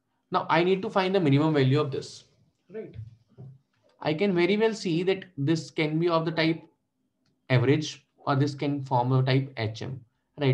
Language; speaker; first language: English; non-native, local second language; Hindi